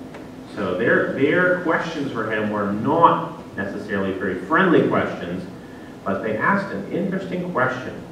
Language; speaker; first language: English; native; English